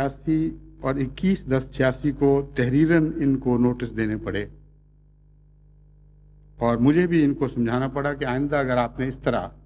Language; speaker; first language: Urdu; native; Urdu